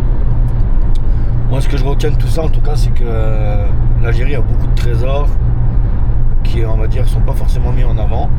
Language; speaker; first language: French; native; French